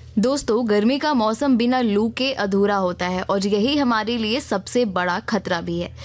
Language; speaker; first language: Hindi; native; Hindi